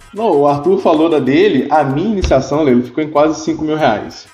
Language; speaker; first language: Portuguese; native; Portuguese